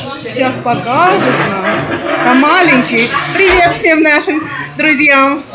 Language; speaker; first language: Russian; non-native, local second language; Armenian